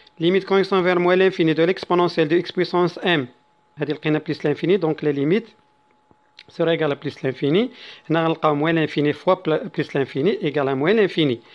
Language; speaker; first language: French; non-native, local second language; Arabic